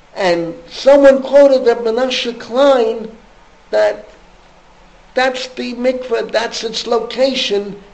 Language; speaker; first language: English; native; English